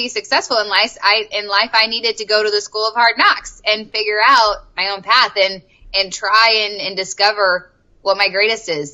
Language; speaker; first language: English; native; English